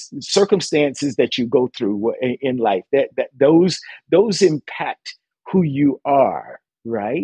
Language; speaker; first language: English; native; English